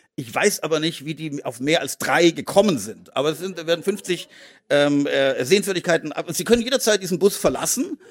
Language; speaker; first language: German; native; German